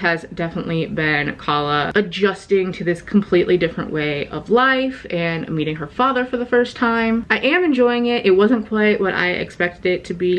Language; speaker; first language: English; native; English